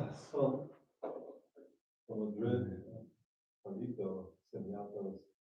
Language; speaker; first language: Spanish; non-native, learner; English